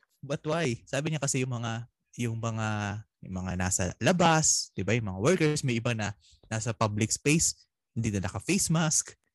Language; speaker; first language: Filipino; non-native, local second language; Bikol